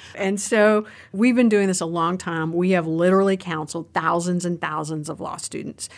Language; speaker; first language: English; native; English